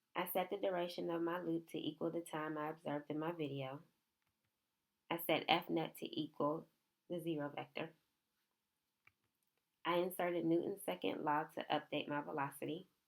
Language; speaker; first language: English; native; English